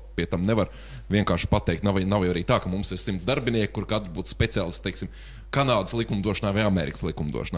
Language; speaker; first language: Latvian; native; Latvian